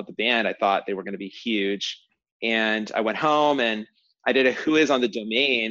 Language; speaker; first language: English; native; English